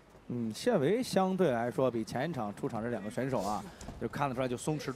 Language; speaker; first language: Chinese; native; Chinese